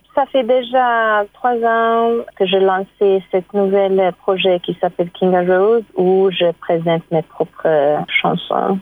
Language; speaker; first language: French; non-native, fluent; Hungarian